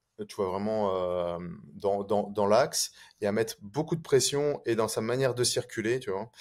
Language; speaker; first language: French; native; French